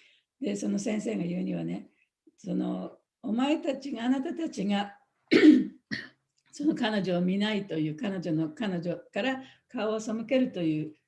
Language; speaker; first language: Japanese; native; Japanese